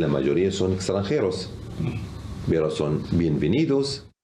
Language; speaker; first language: Spanish; non-native, learner; Arabic